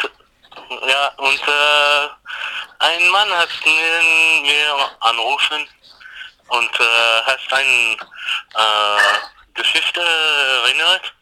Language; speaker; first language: German; non-native, learner; English